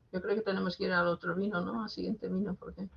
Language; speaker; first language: Spanish; non-native, fluent; English